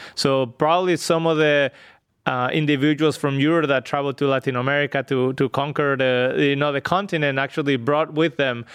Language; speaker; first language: English; non-native, fluent; Spanish